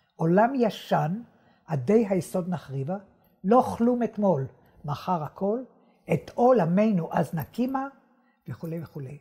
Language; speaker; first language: Hebrew; native; Hebrew